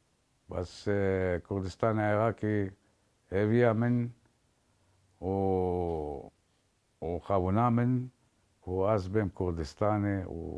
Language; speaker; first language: Kurdish; early bilingual, heritage; Kurdish